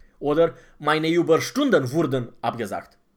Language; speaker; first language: German; non-native, fluent; Romanian